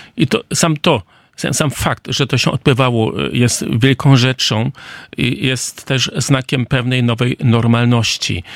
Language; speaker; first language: Polish; non-native, fluent; German